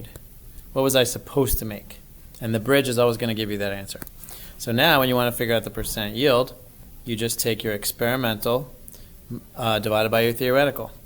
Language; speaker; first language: English; native; English